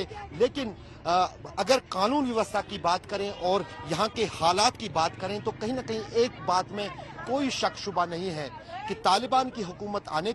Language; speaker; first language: Hindi; native; Hindi